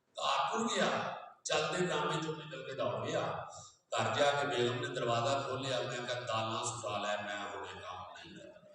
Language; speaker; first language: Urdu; non-native, local second language; Punjabi